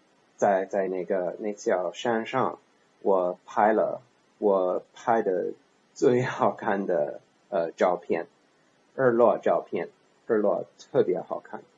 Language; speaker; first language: Chinese; non-native, learner; English